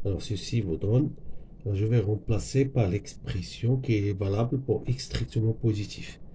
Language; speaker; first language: French; non-native, local second language; Arabic